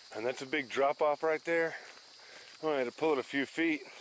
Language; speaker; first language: English; native; English